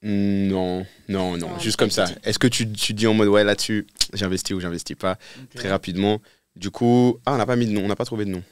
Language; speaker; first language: French; native; French